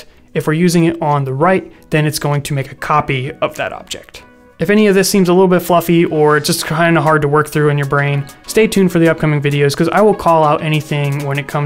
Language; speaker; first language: English; native; English